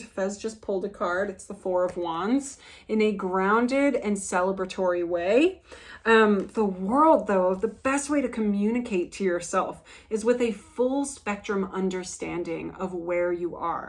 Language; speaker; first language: English; native; English